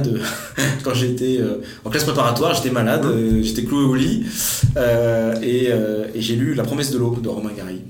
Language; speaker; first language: French; native; French